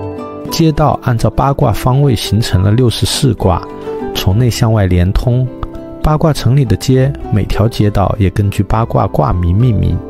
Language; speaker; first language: Chinese; native; Chinese